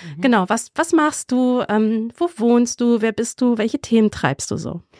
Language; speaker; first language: German; native; German